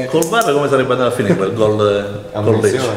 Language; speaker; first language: Italian; native; Italian